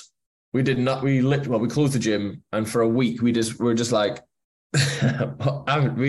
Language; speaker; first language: English; native; English